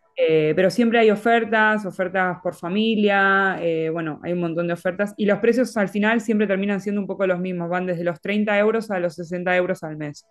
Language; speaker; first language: Spanish; native; Spanish